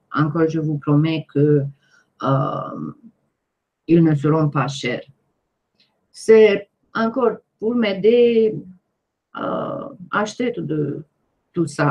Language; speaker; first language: French; non-native, fluent; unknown